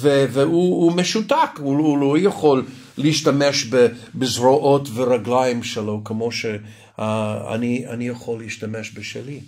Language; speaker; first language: Hebrew; non-native, fluent; English